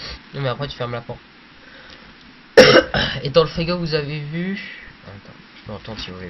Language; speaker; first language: French; native; French